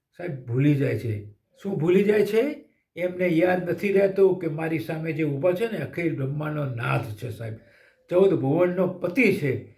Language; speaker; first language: Gujarati; native; Gujarati